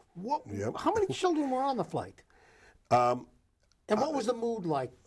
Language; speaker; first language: English; non-native, fluent; Spanish